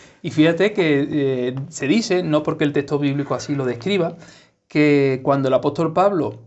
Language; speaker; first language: Spanish; native; Spanish